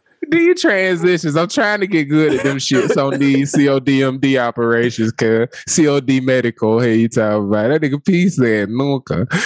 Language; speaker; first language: English; native; English